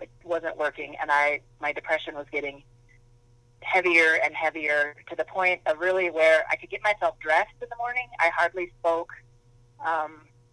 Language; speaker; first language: English; native; English